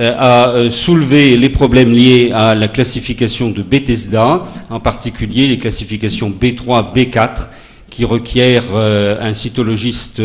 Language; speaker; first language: French; native; French